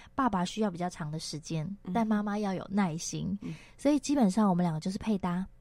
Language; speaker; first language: Chinese; non-native, local second language; Hakka Chinese